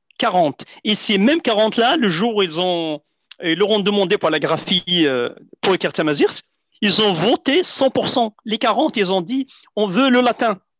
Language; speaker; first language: French; non-native, local second language; Central Atlas Tamazight